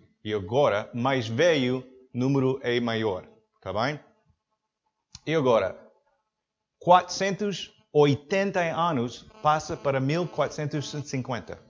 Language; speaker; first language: Portuguese; non-native, learner; English